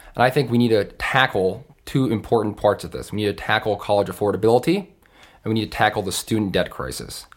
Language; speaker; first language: English; native; English